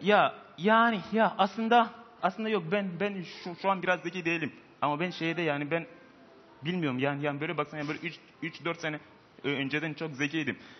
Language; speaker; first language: Turkish; non-native, fluent; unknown